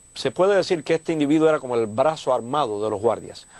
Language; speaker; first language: Spanish; native; Spanish